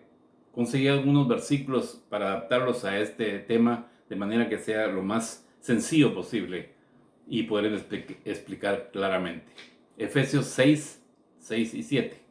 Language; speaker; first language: Spanish; native; Spanish